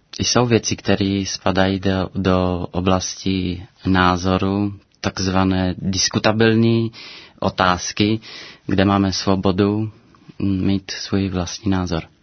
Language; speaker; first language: Czech; non-native, fluent; Romanian